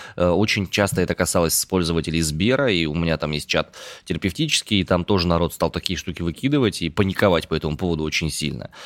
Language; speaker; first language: Russian; native; Russian